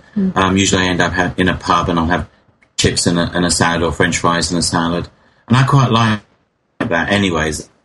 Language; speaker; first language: English; native; English